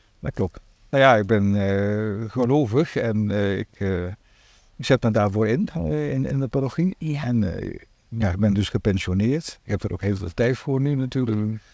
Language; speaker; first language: Dutch; native; Dutch